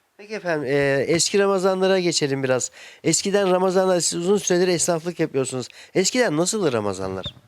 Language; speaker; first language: Turkish; native; Turkish